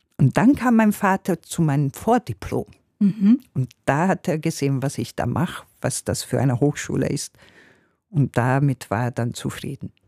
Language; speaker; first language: German; non-native, fluent; Hungarian